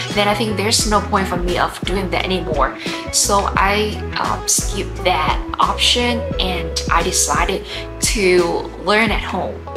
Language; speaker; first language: English; non-native, fluent; Vietnamese